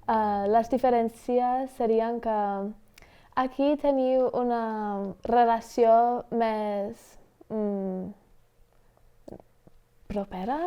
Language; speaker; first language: Catalan; non-native, fluent; English